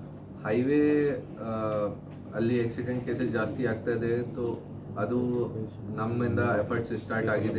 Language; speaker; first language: Kannada; non-native, local second language; Hindi